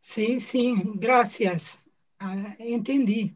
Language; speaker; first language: Spanish; non-native, learner; Portuguese